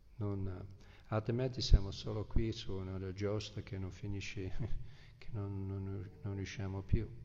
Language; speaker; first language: Italian; non-native, fluent; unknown